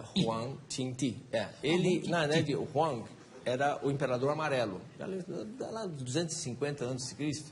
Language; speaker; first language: Portuguese; non-native, fluent; Chinese